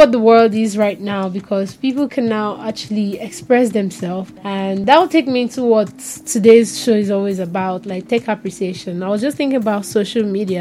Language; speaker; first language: English; non-native, local second language; Nigerian Pidgin